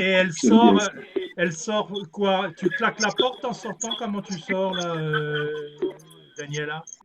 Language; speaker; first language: French; native; French